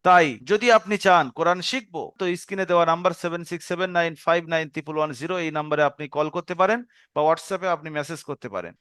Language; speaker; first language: Bangla; native; Bangla